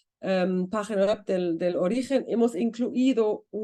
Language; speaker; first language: Spanish; non-native, fluent; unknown